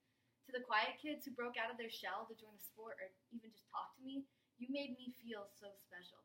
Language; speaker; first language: English; native; English